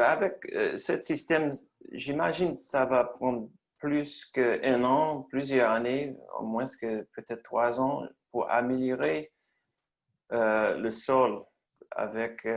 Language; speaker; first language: French; non-native, learner; English